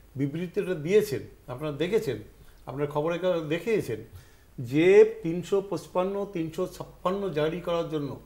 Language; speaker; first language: Bangla; native; Bangla